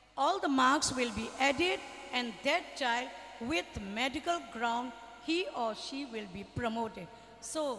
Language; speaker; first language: English; non-native, fluent; Burmese